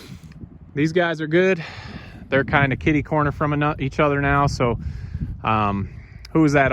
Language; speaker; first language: English; native; English